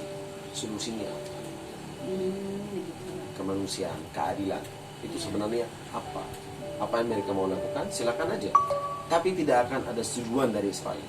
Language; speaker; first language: Indonesian; non-native, fluent; Arabic